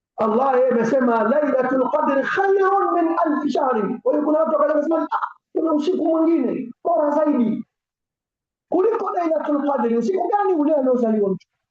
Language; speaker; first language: Swahili; native; Swahili